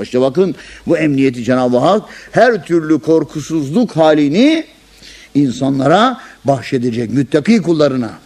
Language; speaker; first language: Turkish; native; Turkish